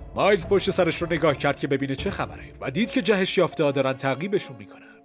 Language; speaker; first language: Persian; native; Persian